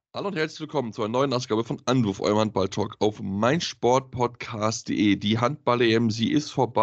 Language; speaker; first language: German; native; German